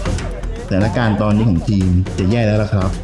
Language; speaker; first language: Thai; native; Thai